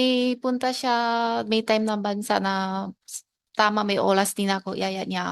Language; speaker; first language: Filipino; non-native, learner; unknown